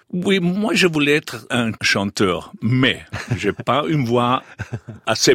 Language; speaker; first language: French; non-native, fluent; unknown